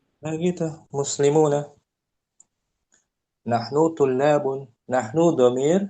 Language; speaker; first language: Indonesian; native; Indonesian